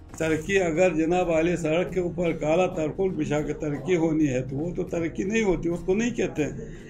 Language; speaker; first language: Urdu; non-native, local second language; Shan